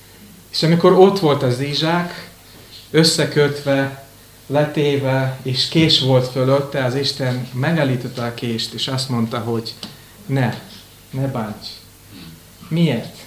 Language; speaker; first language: Hungarian; non-native, fluent; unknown